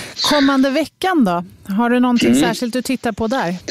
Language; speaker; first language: Swedish; native; Swedish